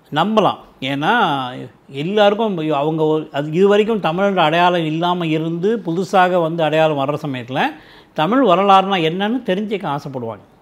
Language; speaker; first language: Tamil; native; Tamil